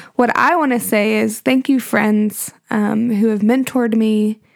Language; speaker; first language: English; native; English